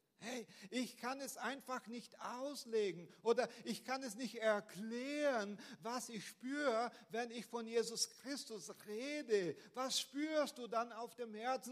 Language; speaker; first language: German; non-native, fluent; Portuguese